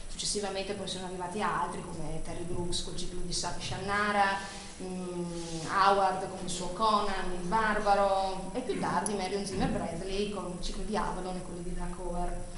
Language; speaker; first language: Italian; early bilingual, heritage; Italian